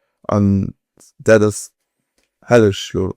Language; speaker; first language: German; non-native, local second language; Luxembourgish